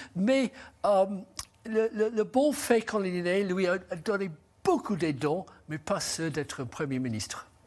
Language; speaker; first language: French; non-native, fluent; English